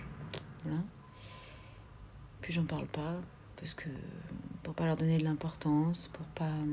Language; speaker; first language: French; native; French